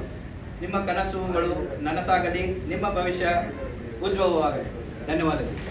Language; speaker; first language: Kannada; native; Kannada